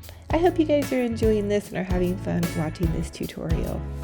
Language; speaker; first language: English; native; English